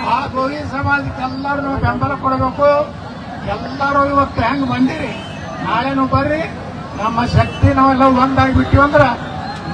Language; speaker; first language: Kannada; native; Kannada